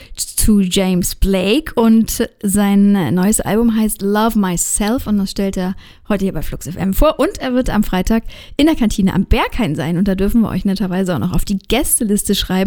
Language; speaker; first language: German; native; German